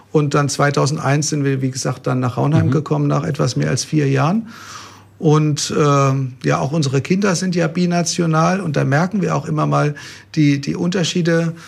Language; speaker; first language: German; native; German